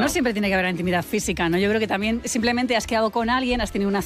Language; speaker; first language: Spanish; native; Spanish